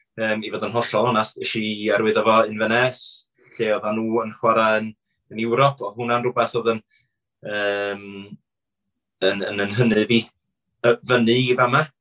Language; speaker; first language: Welsh; native; Welsh